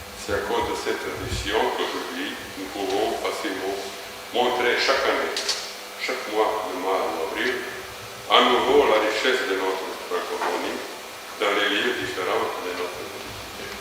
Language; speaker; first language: French; non-native, fluent; Croatian